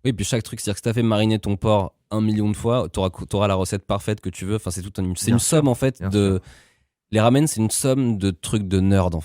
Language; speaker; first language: French; native; French